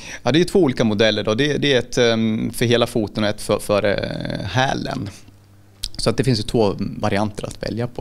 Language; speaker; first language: Swedish; native; Swedish